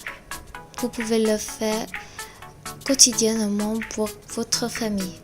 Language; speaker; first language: French; non-native, learner; Vietnamese